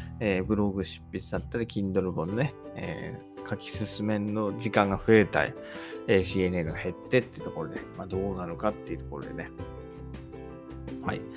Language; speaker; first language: Japanese; native; Japanese